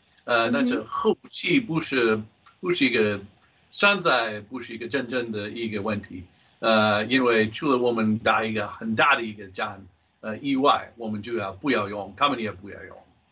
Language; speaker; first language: Chinese; non-native, fluent; English